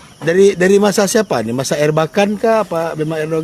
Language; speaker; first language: Indonesian; native; Indonesian